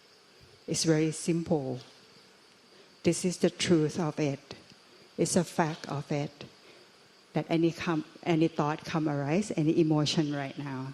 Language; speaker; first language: English; non-native, fluent; Thai